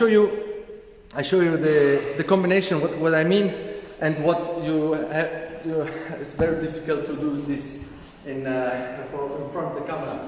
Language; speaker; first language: English; non-native, learner; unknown